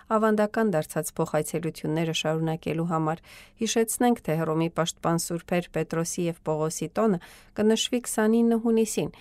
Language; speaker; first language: Armenian; native; Armenian